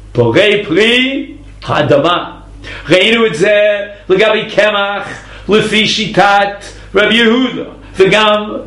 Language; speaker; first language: Hebrew; non-native, fluent; English